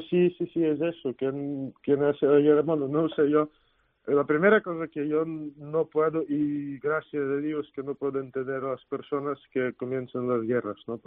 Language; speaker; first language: Spanish; non-native, fluent; Ukrainian